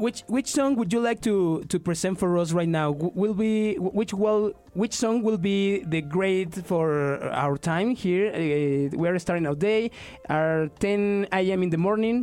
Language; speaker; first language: English; non-native, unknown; Spanish